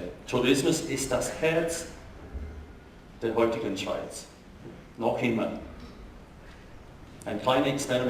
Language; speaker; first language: German; non-native, fluent; English